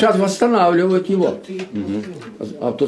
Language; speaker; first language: Russian; native; Russian